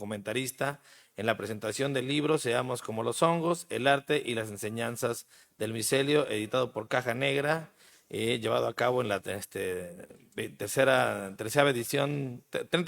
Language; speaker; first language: Spanish; native; Spanish